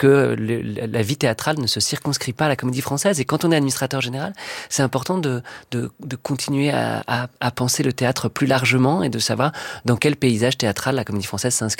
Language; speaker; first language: French; native; French